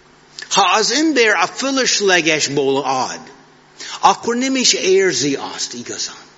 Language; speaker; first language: Hungarian; non-native, fluent; English